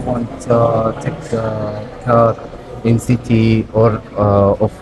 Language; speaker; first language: English; non-native, learner; Arabic